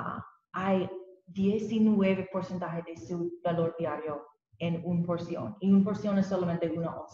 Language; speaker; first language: Spanish; non-native, learner; English